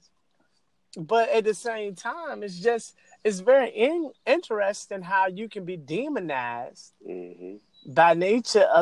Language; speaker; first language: English; native; English